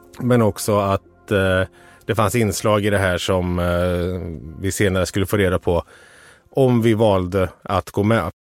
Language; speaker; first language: Swedish; native; Swedish